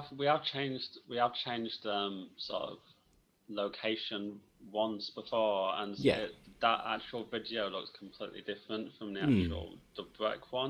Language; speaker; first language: English; native; English